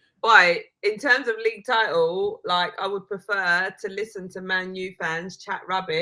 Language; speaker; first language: English; native; English